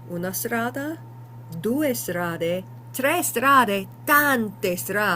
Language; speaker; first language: Italian; non-native, fluent; English